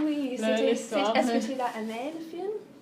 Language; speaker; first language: French; non-native, fluent; English